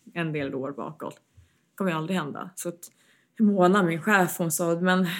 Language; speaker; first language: Swedish; early bilingual, other home language; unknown